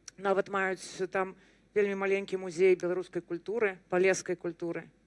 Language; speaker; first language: Belarusian; non-native, local second language; Russian